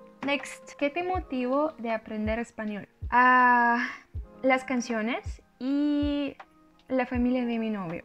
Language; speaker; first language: Spanish; non-native, learner; Russian